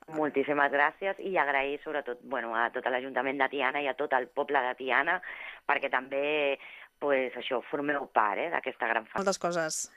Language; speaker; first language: Catalan; non-native, local second language; Spanish